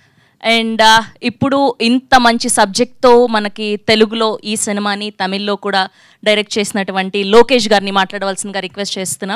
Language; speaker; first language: Telugu; native; Telugu